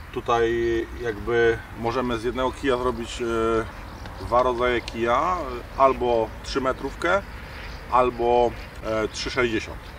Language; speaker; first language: Polish; native; Polish